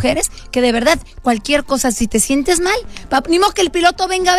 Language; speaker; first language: Spanish; native; Spanish